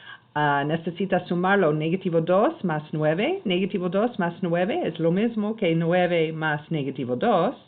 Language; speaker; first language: Spanish; non-native, learner; English